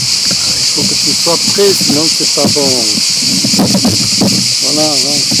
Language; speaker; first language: French; native; French